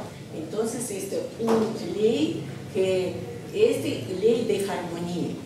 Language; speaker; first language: Spanish; non-native, learner; Russian